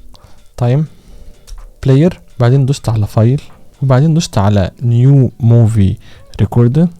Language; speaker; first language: Arabic; native; Arabic